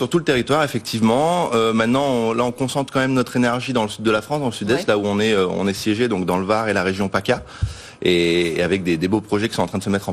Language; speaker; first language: French; native; French